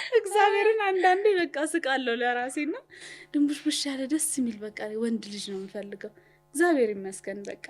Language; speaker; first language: Amharic; native; Amharic